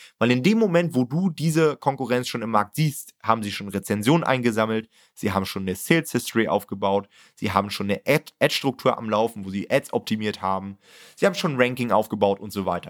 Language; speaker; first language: German; native; German